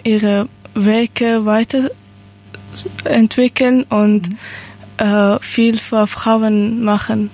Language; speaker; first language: German; non-native, learner; Persian